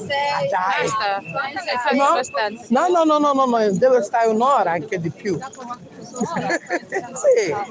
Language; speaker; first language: Italian; non-native, learner; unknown